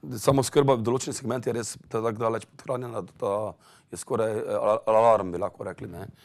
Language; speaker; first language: Slovenian; native; Slovenian